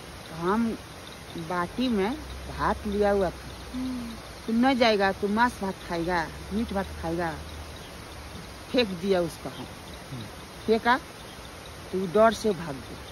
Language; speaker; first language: Hindi; non-native, local second language; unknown